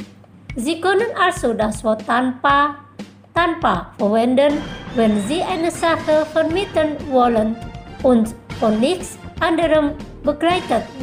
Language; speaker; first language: German; non-native, fluent; Indonesian